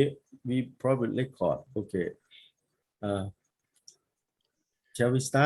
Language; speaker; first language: English; non-native, learner; Thai